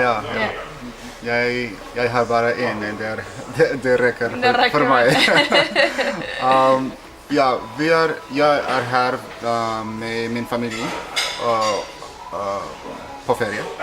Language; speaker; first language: Norwegian; non-native, learner; Spanish